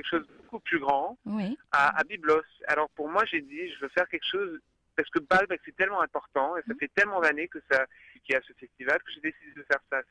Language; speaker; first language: French; early bilingual, other home language; English